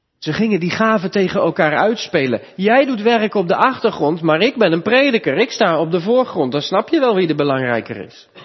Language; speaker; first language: Dutch; native; Dutch